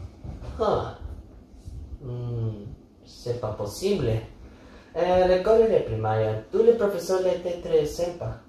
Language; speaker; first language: French; non-native, learner; Spanish